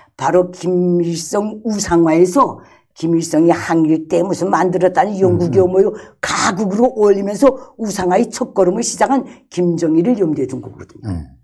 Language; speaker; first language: Korean; early bilingual, other home language; Chinese